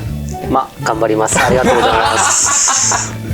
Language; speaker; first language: Japanese; non-native, fluent; Korean